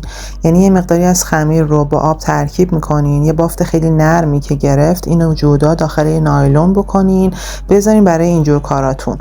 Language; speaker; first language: Persian; native; Persian